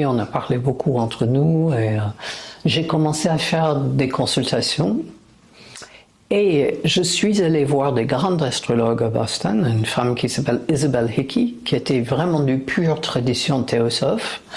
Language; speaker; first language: French; non-native, fluent; English